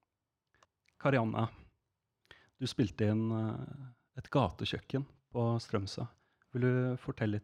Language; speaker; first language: Norwegian; native; Norwegian